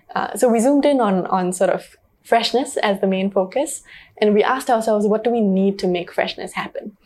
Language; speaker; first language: English; native; English